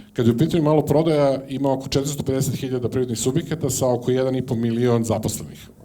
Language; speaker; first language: Serbian; native; Serbian